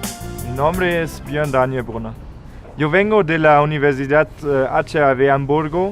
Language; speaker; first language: Spanish; non-native, fluent; German